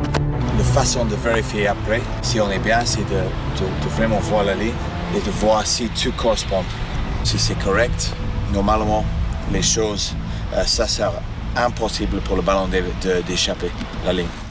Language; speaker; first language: French; non-native, fluent; English